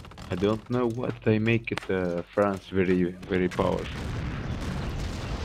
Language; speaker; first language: English; non-native, learner; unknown